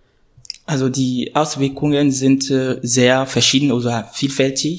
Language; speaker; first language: German; non-native, fluent; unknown